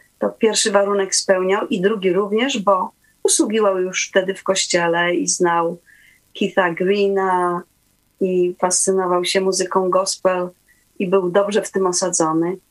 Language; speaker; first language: Polish; native; Polish